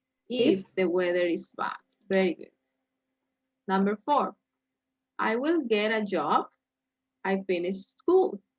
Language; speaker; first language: English; non-native, fluent; Spanish